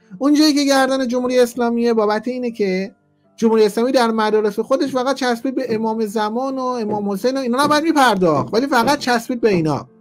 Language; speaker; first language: Persian; native; Persian